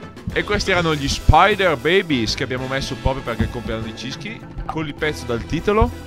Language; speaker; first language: Italian; native; Italian